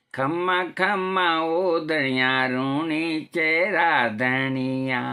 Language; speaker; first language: Hindi; non-native, local second language; Marwari